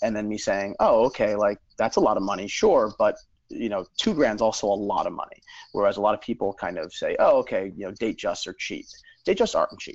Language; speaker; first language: English; native; English